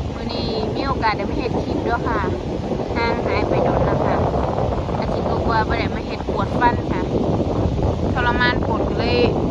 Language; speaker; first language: Thai; non-native, local second language; Northeastern Thai